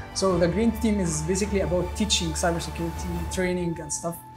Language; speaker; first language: English; early bilingual, other home language; Arabic